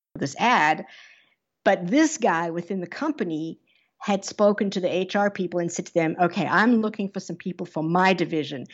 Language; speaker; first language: English; native; English